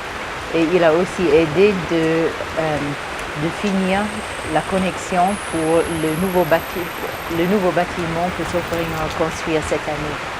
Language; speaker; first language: French; early bilingual, heritage; English